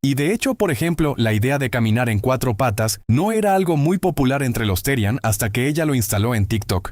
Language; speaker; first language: Spanish; native; Spanish